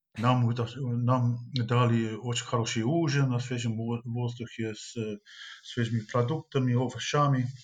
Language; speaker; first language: Russian; non-native, fluent; English